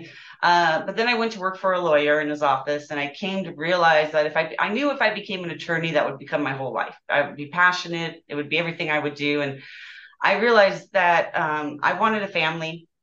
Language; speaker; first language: English; native; English